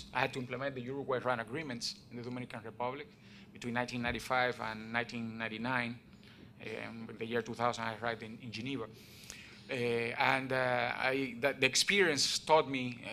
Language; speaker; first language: English; non-native, fluent; Spanish